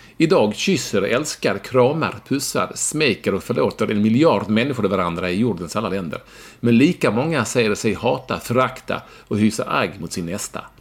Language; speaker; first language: Swedish; native; Swedish